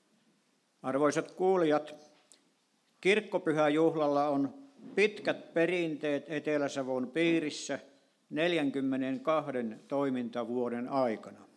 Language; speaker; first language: Finnish; native; Finnish